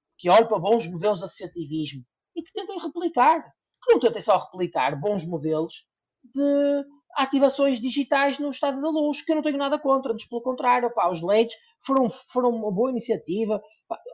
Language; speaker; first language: Portuguese; native; Portuguese